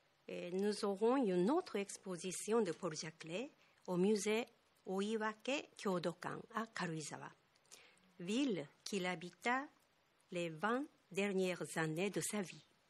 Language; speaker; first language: French; non-native, fluent; Japanese